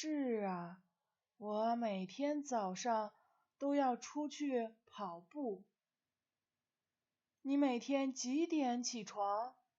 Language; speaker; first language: Chinese; non-native, fluent; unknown